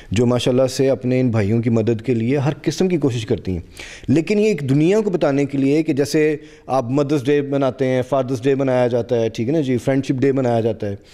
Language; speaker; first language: Urdu; non-native, local second language; Punjabi